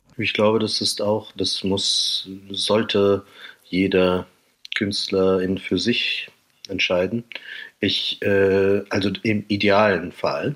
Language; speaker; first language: German; non-native, fluent; Russian